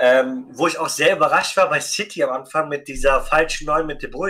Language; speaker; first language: German; native; German